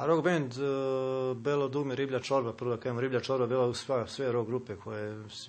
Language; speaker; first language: Serbian; native; Serbian